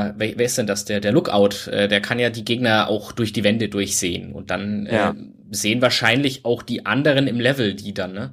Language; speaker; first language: German; native; German